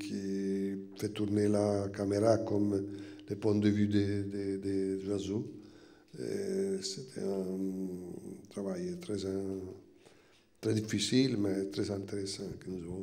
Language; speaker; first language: French; non-native, fluent; Italian